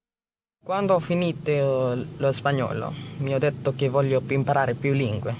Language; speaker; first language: Italian; non-native, learner; Filipino